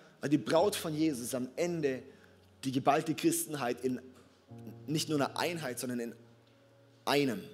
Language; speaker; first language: German; native; German